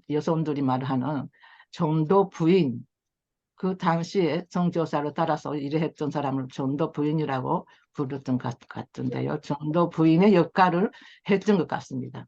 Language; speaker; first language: Korean; early bilingual, heritage; Korean